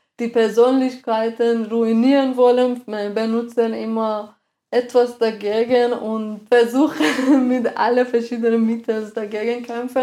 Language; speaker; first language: German; non-native, fluent; Persian